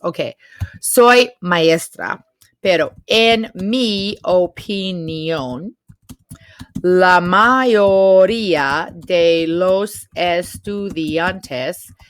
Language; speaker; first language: Spanish; non-native, fluent; English